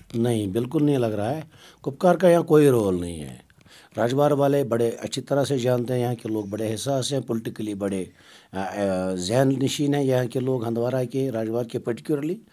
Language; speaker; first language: Hindi; non-native, local second language; Kashmiri